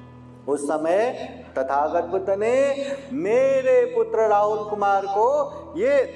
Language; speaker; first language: Hindi; non-native, local second language; Marathi